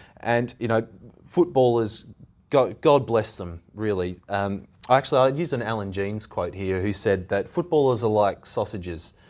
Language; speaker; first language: English; native; English